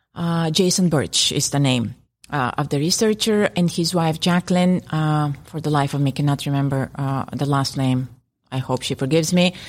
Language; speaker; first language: English; non-native, fluent; Bulgarian